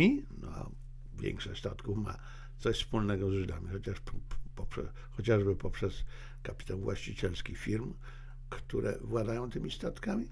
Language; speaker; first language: Polish; native; Polish